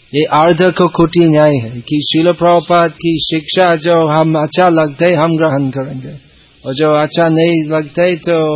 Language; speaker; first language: Hindi; non-native, fluent; English